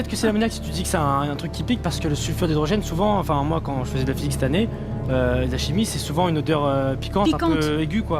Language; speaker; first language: French; native; French